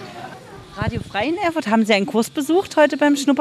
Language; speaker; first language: German; native; German